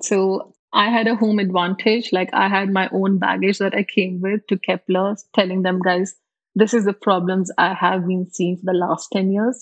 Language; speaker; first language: English; non-native, local second language; Hindi